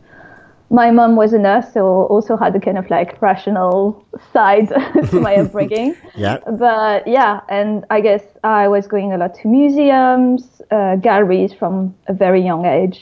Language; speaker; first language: English; non-native, fluent; French